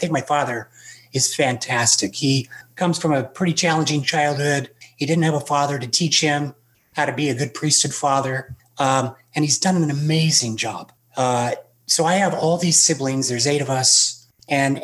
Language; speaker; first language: English; native; English